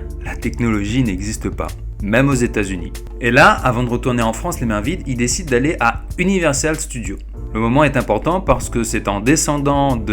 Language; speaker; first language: French; native; French